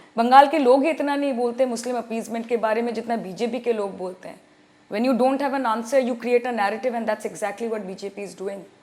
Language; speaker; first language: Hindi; non-native, local second language; Bangla